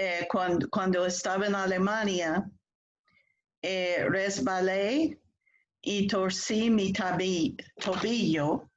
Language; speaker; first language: Spanish; non-native, fluent; English